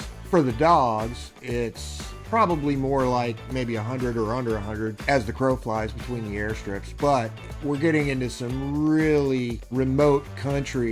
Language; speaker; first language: English; native; English